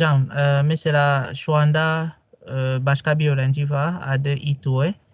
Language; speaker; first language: Turkish; non-native, fluent; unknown